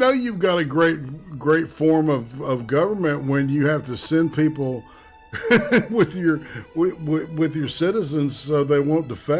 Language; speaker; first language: English; native; English